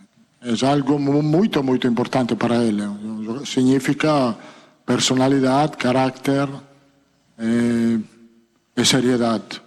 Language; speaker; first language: Portuguese; non-native, fluent; Italian